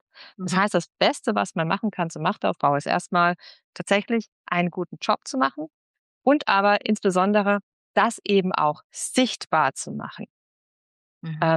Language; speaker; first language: German; native; German